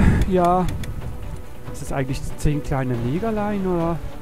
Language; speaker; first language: German; non-native, fluent; Swiss German